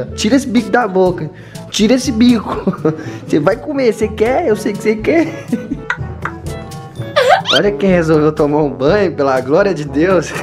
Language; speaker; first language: Portuguese; native; Portuguese